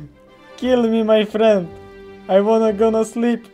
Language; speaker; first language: English; non-native, learner; Russian